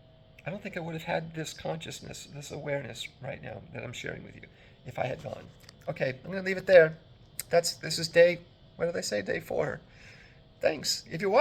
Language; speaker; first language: English; native; English